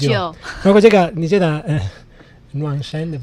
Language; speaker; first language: Chinese; non-native, fluent; Italian